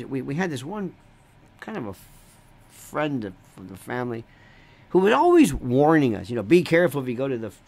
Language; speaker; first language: English; native; English